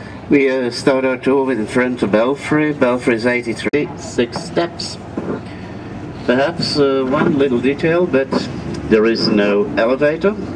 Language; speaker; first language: English; non-native, fluent; Dutch